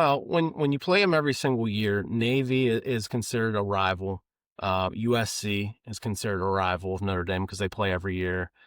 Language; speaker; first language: English; native; English